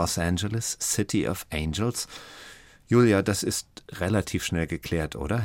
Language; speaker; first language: German; native; German